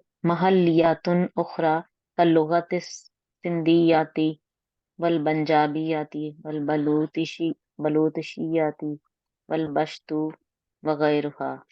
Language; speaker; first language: Arabic; non-native, learner; Urdu